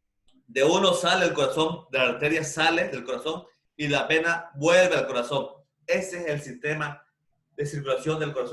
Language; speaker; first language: Spanish; native; Spanish